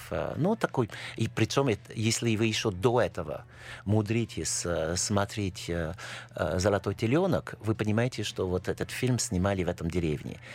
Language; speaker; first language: Russian; non-native, fluent; French